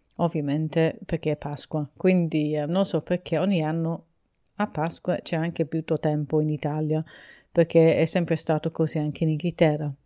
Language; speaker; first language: Italian; non-native, fluent; English